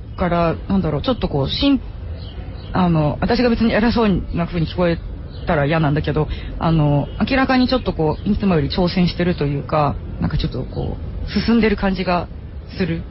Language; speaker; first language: Japanese; early bilingual, heritage; Japanese